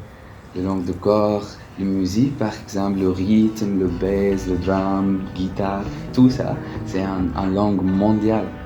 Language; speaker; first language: French; non-native, fluent; Arabic